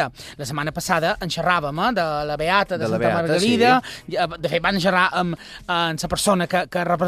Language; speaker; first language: Catalan; native; Catalan